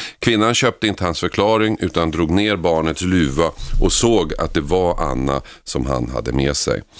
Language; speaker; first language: Swedish; native; Swedish